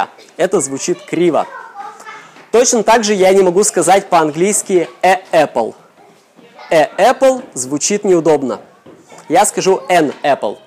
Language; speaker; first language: Russian; native; Russian